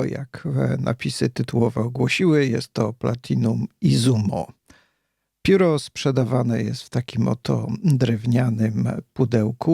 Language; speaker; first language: Polish; native; Polish